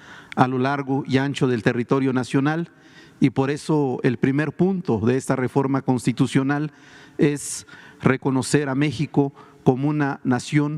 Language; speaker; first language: Spanish; non-native, local second language; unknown